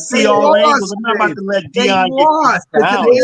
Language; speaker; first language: English; native; English